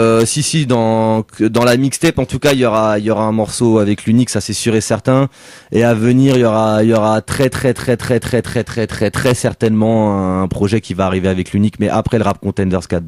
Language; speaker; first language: French; native; French